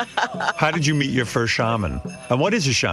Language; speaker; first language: English; native; English